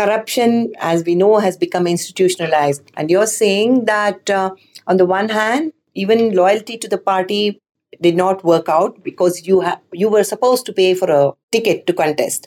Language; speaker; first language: English; non-native, local second language; Kannada